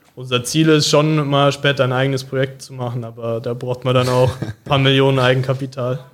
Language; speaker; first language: German; native; German